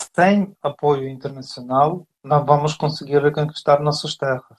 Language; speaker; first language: Portuguese; non-native, fluent; Ukrainian